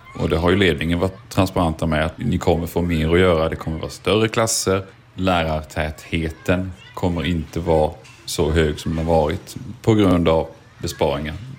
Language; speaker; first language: Swedish; native; Swedish